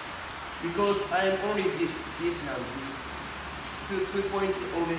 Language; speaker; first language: English; non-native, learner; Japanese